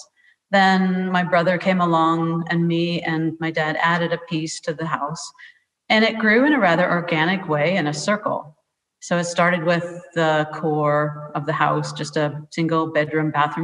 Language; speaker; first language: English; native; English